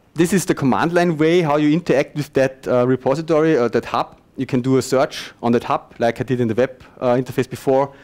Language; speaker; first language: English; non-native, fluent; German